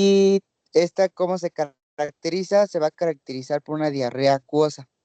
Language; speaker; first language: Spanish; native; Spanish